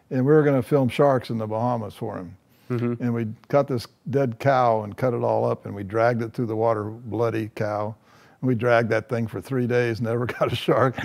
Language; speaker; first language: English; native; English